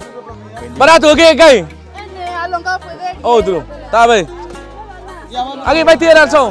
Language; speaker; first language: Portuguese; non-native, learner; Vietnamese